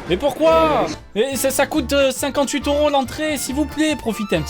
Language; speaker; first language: French; native; French